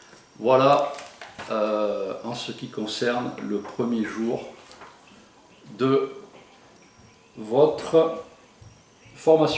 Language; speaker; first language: French; native; French